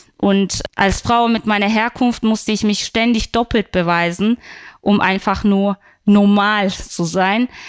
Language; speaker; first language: German; non-native, fluent; Turkish